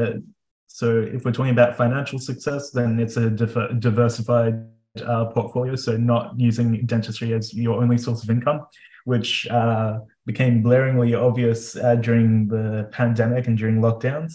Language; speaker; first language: English; native; English